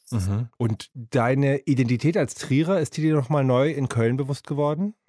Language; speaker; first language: German; native; German